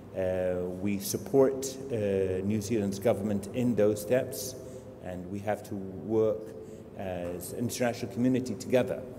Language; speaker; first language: English; non-native, fluent; Arabic